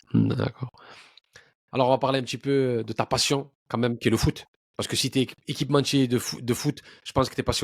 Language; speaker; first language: French; native; French